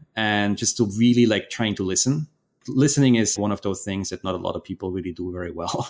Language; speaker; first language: English; non-native, fluent; German